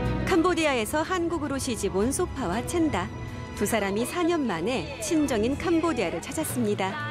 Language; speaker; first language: Korean; native; Korean